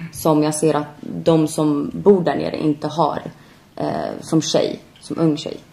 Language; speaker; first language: Swedish; early bilingual, other home language; Albanian